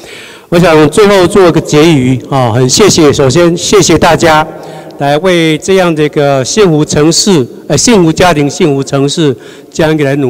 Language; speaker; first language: Chinese; native; Chinese